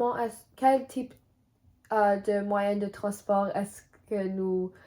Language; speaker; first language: French; non-native, learner; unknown